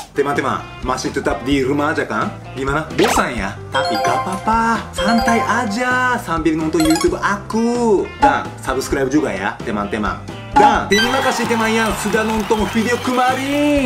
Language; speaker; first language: Indonesian; non-native, fluent; Japanese